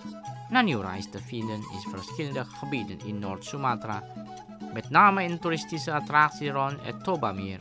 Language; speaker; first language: Dutch; non-native, fluent; Indonesian